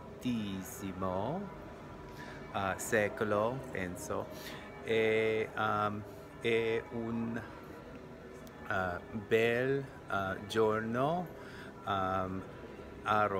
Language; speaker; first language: Italian; non-native, learner; English